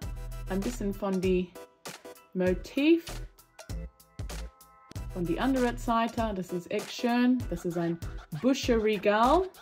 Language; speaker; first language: German; non-native, learner; English